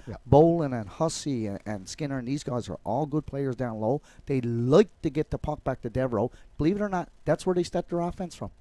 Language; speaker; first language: English; native; English